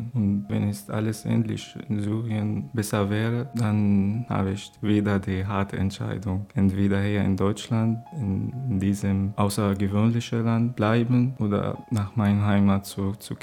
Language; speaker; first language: German; non-native, fluent; Arabic